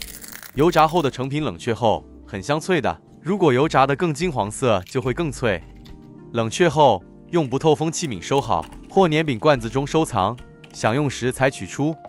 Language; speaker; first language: Chinese; native; Chinese